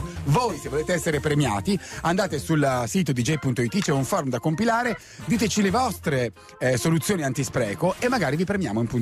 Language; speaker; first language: Italian; native; Italian